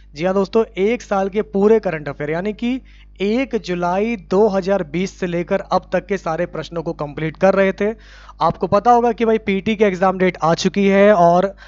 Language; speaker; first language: Hindi; native; Hindi